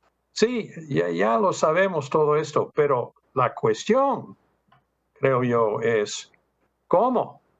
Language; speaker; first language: Spanish; non-native, fluent; English